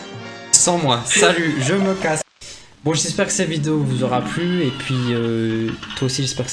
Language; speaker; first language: French; native; French